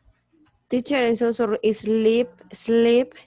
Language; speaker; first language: English; non-native, learner; Spanish